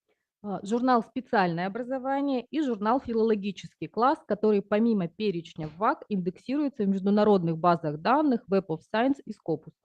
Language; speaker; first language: Russian; native; Russian